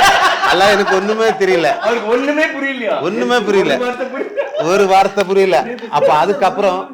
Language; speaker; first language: Tamil; non-native, learner; Malayalam